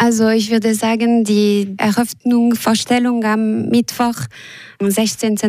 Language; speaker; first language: German; non-native, local second language; French